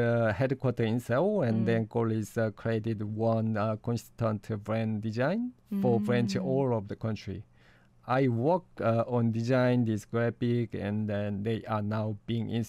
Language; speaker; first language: English; non-native, learner; Korean